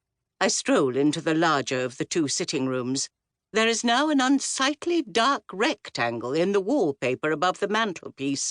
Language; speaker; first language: English; native; English